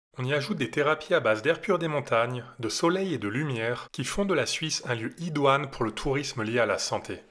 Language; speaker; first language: French; native; French